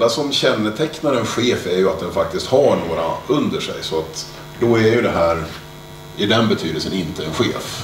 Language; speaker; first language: Swedish; native; Swedish